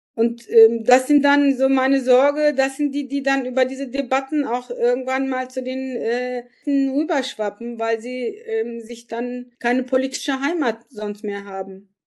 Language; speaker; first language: German; early bilingual, other home language; Turkish